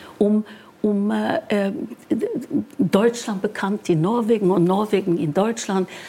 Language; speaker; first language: German; non-native, fluent; Norwegian